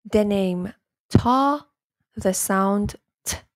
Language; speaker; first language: English; non-native, fluent; Persian